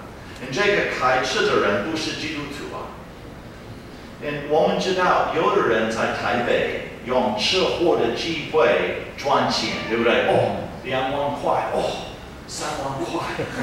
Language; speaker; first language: Chinese; non-native, fluent; English